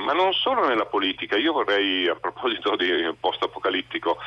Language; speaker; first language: Italian; native; Italian